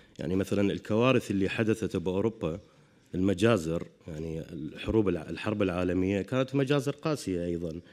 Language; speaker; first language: Arabic; native; Arabic